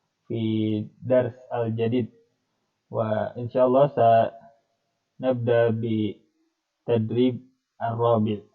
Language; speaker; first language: Arabic; non-native, fluent; Indonesian